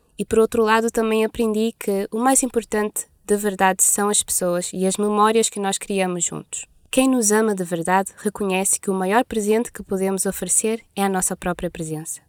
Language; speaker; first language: Portuguese; non-native, local second language; Kabuverdianu